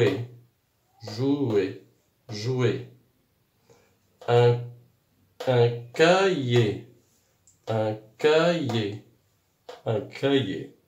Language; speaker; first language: French; non-native, local second language; Arabic